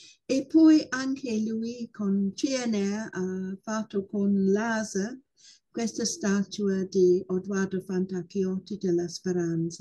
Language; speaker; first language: Italian; non-native, fluent; English